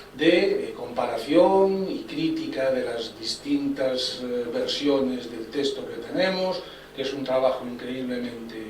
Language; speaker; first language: Spanish; non-native, local second language; Galician